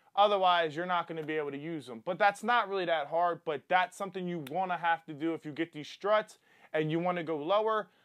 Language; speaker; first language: English; native; English